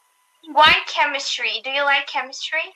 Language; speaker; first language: English; non-native, learner; Turkish